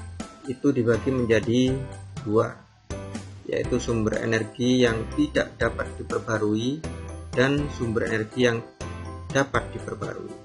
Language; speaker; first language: Indonesian; native; Indonesian